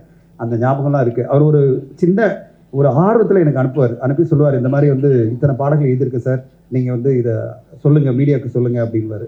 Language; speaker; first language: Tamil; native; Tamil